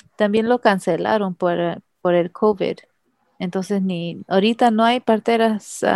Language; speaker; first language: Spanish; early bilingual, heritage; Spanish